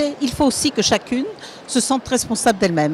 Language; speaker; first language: French; native; French